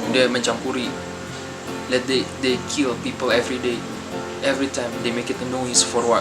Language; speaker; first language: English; non-native, learner; Arabic